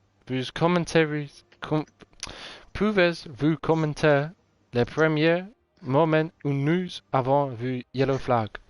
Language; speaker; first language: French; non-native, learner; English